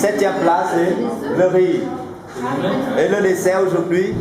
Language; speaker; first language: French; non-native, fluent; Vietnamese